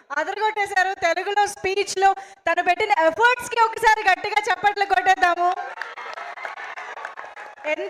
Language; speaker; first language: Telugu; native; Telugu